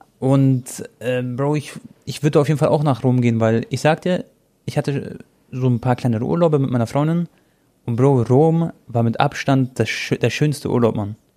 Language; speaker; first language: German; early bilingual, other home language; Croatian